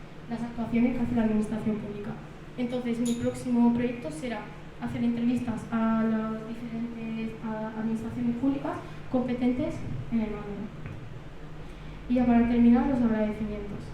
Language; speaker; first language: Spanish; early bilingual, other home language; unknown